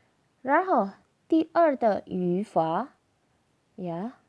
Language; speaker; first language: Chinese; non-native, fluent; Indonesian